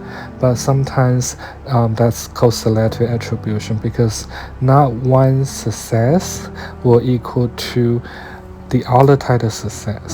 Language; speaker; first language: English; non-native, fluent; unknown